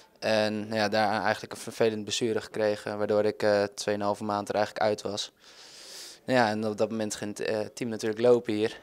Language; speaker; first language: Dutch; native; Dutch